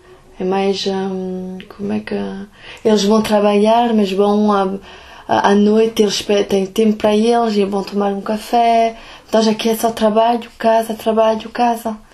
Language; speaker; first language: Portuguese; early bilingual, heritage; Portuguese